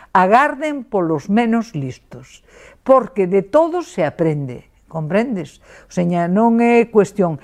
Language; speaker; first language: Galician; native; Galician